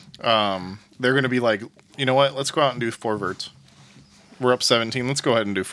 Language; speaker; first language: English; native; English